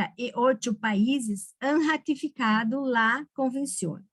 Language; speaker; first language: Spanish; non-native, learner; Portuguese